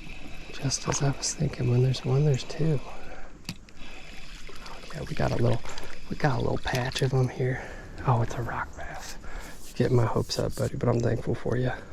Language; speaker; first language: English; native; English